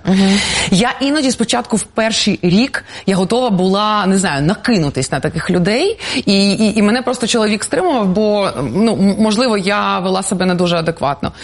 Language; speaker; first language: Ukrainian; non-native, local second language; Russian